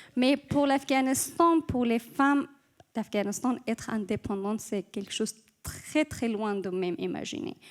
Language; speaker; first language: French; non-native, fluent; Persian